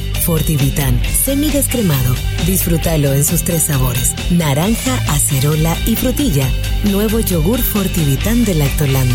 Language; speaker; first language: Spanish; native; Spanish